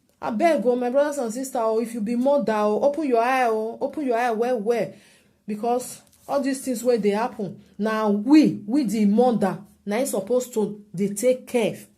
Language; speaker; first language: Nigerian Pidgin; native; Nigerian Pidgin